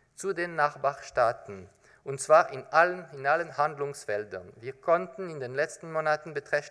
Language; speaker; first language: German; non-native, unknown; French